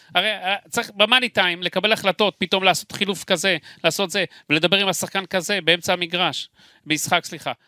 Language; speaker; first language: Hebrew; native; Hebrew